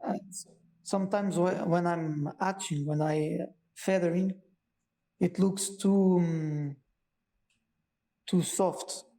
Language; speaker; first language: English; non-native, learner; Portuguese